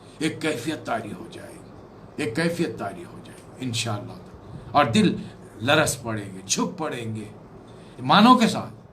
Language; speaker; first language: Urdu; native; Urdu